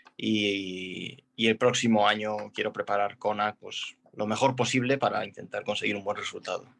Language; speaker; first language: Spanish; native; Spanish